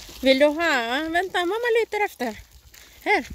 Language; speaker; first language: Swedish; non-native, learner; Cebuano